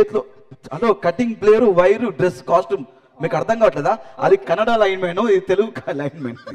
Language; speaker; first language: Telugu; native; Telugu